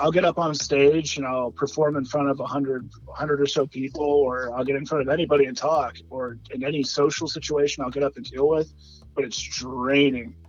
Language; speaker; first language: English; native; English